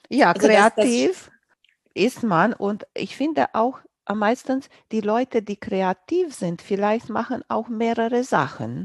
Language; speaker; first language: German; non-native, fluent; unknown